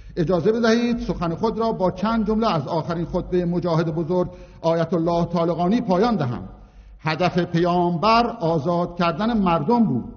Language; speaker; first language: Persian; non-native, local second language; Azerbaijani